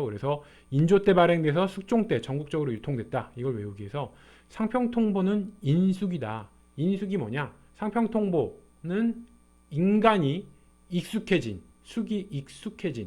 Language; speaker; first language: Korean; native; Korean